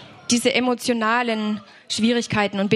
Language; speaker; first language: German; native; German